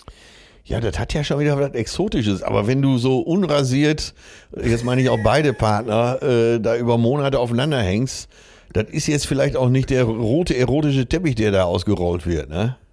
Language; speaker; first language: German; native; German